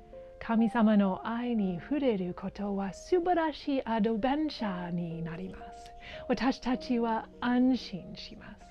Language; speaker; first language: Japanese; non-native, learner; English